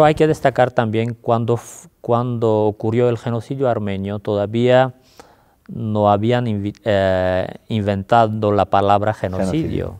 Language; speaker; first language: Spanish; non-native, fluent; Armenian